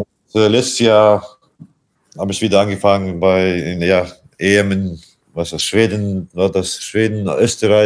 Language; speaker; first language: German; non-native, fluent; Latvian